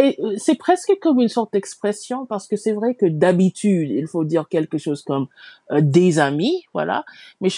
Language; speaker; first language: French; non-native, fluent; English